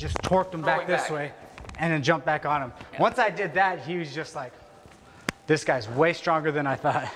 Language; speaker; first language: English; native; English